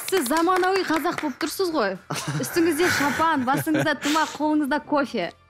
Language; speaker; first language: Kazakh; native; Kazakh